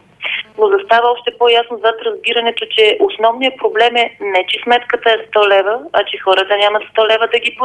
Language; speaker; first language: Bulgarian; native; Bulgarian